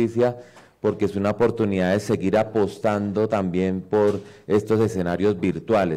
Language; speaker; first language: Spanish; native; Spanish